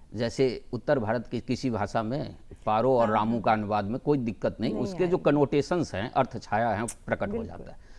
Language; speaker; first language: Hindi; non-native, local second language; Maithili